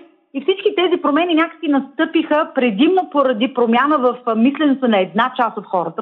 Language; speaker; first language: Bulgarian; native; Bulgarian